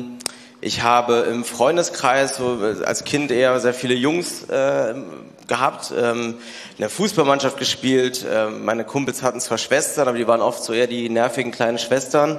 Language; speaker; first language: German; native; German